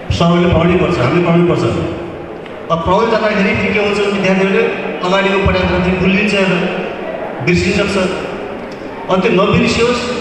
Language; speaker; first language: Nepali; native; Nepali